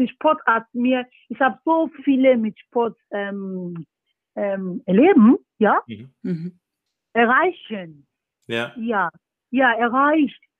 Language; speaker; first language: German; non-native, fluent; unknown